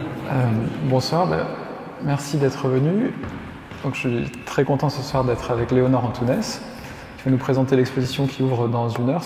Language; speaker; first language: French; native; French